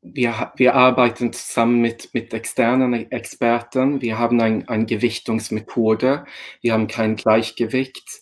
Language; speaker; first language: German; non-native, fluent; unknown